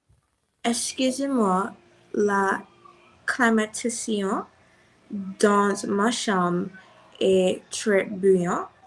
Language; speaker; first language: French; non-native, learner; English